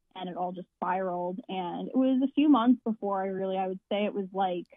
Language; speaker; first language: English; native; English